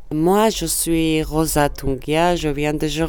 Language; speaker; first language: French; non-native, learner; Georgian